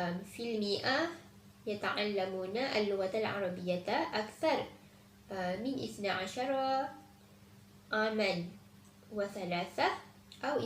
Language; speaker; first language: Arabic; non-native, learner; Malay